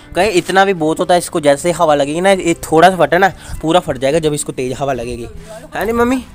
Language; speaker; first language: Hindi; non-native, local second language; Punjabi